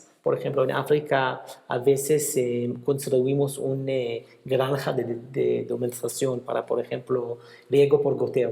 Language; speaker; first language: Spanish; non-native, fluent; Hebrew